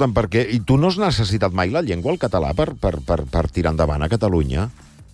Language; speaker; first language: Catalan; native; Catalan